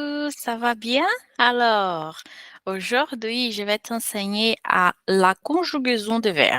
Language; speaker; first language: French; non-native, fluent; Portuguese